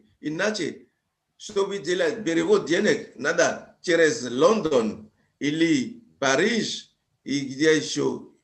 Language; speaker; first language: Russian; non-native, fluent; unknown